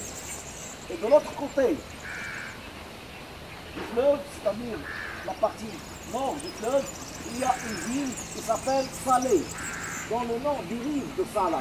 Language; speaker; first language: French; non-native, local second language; Arabic